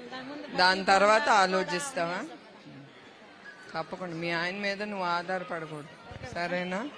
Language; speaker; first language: Telugu; native; Telugu